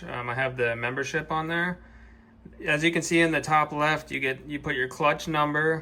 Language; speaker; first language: English; native; English